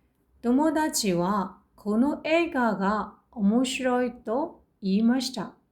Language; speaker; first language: Japanese; non-native, fluent; Burmese